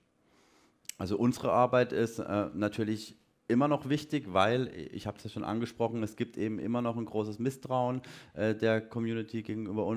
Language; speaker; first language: German; native; German